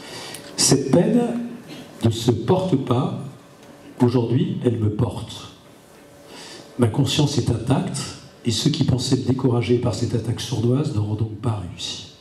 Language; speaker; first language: French; native; French